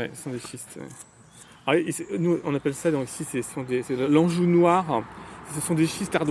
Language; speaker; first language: French; native; French